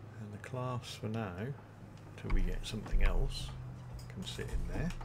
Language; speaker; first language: English; native; English